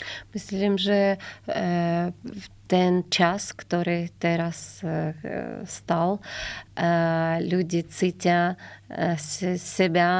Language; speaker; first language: Slovak; non-native, learner; Ukrainian